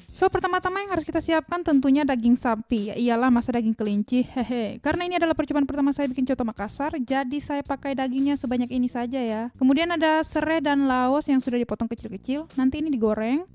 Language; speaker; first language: Indonesian; native; Indonesian